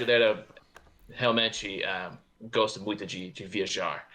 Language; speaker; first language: Portuguese; non-native, fluent; English